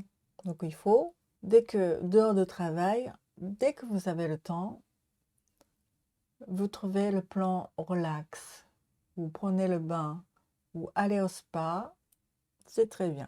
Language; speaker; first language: French; non-native, learner; Japanese